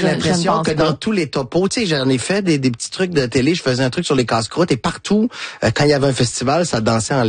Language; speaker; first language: French; native; French